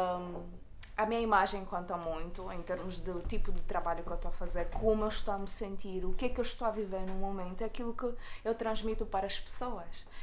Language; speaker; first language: Portuguese; native; Portuguese